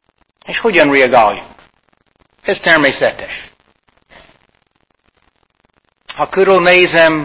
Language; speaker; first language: Hungarian; non-native, fluent; English